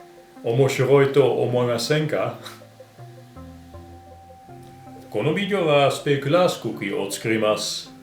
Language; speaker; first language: Japanese; non-native, fluent; Dutch